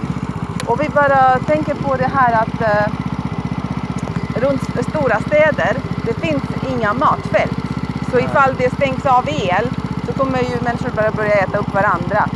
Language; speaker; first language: Swedish; non-native, fluent; Latvian